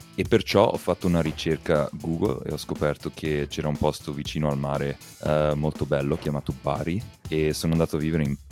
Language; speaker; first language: Italian; early bilingual, heritage; Italian